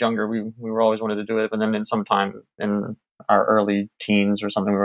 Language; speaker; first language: English; native; English